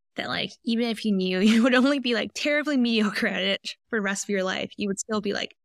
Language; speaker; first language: English; native; English